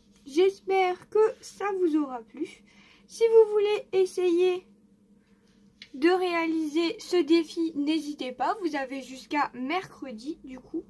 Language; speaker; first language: French; native; French